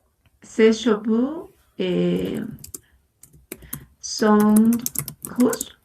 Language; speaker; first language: French; non-native, learner; Spanish